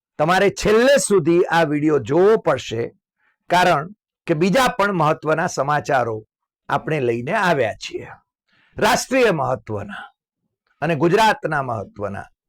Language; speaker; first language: Gujarati; native; Gujarati